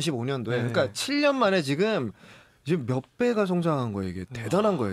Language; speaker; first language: Korean; native; Korean